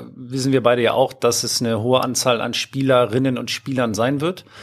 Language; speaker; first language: German; native; German